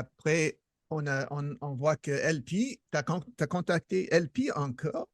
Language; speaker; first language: French; non-native, fluent; English